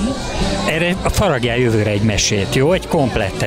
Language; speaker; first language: Hungarian; native; Hungarian